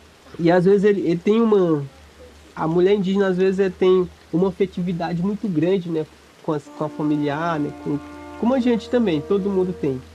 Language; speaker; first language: Portuguese; non-native, local second language; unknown